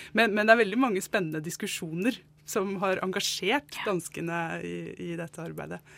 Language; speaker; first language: Norwegian; native; Norwegian